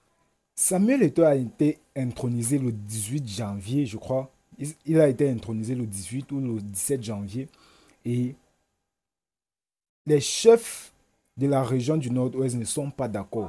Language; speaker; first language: French; native; French